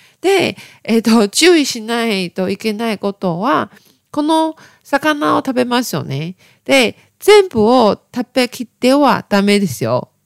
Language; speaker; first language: Japanese; non-native, learner; Chinese